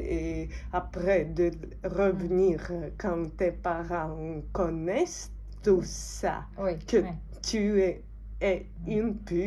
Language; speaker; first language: French; non-native, fluent; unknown